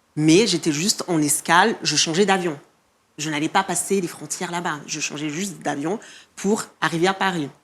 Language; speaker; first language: French; non-native, local second language; Malagasy